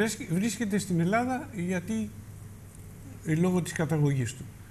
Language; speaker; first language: Greek; native; Greek